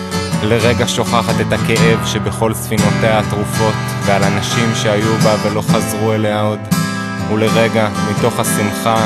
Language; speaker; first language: Hebrew; native; Hebrew